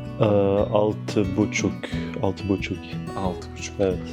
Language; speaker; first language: Turkish; non-native, fluent; Bosnian